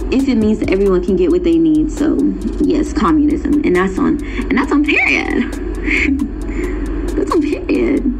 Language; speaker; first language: English; native; English